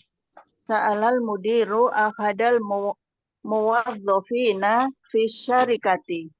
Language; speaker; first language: Arabic; non-native, learner; Indonesian